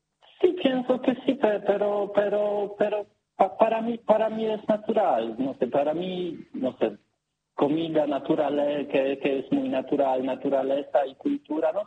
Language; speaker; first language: Spanish; non-native, learner; Polish